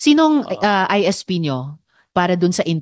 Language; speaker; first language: Filipino; native; Filipino